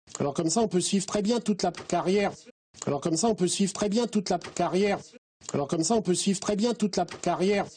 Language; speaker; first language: French; native; French